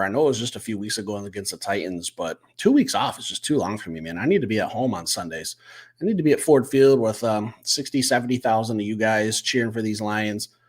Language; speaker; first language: English; native; English